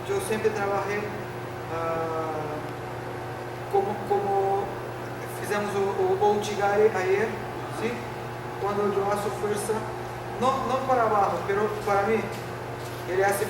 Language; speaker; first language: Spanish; non-native, learner; Portuguese